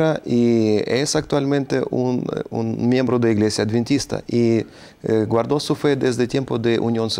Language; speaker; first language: Spanish; non-native, fluent; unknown